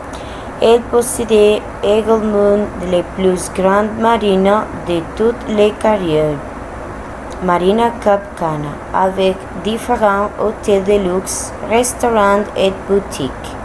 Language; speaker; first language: French; non-native, learner; Spanish